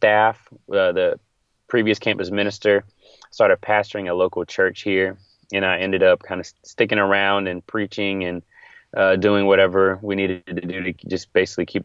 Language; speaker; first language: English; native; English